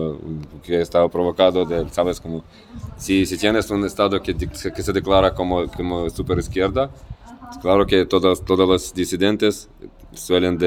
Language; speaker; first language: Spanish; non-native, fluent; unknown